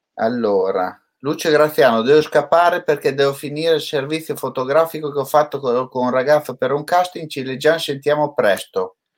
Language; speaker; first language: Italian; native; Italian